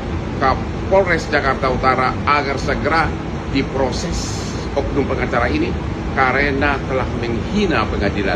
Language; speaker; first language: Indonesian; native; Indonesian